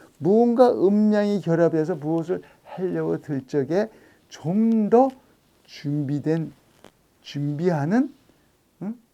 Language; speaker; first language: Korean; native; Korean